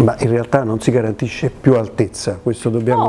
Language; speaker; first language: Italian; native; Italian